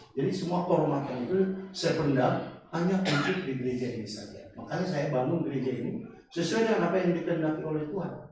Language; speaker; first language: Indonesian; non-native, local second language; Batak Toba